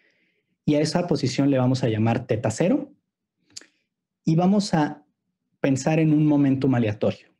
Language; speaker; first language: Spanish; native; Spanish